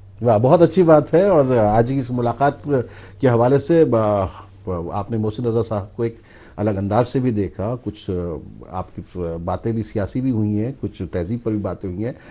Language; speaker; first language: Hindi; native; Hindi